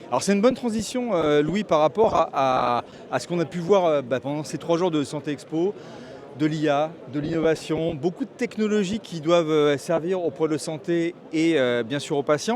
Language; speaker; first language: French; native; French